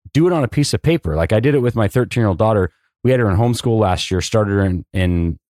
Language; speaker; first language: English; native; English